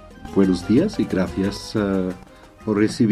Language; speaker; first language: Spanish; non-native, fluent; German